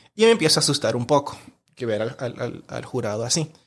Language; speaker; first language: Spanish; native; Spanish